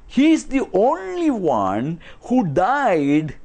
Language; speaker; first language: English; non-native, local second language; Kannada